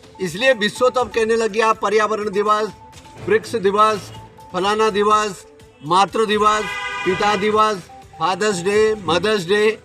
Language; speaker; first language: Hindi; native; Hindi